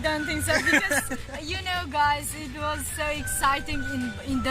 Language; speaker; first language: English; non-native, fluent; Tajik